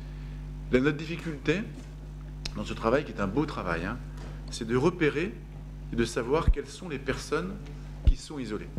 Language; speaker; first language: French; native; French